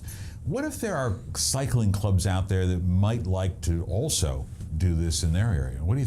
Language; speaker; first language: English; native; English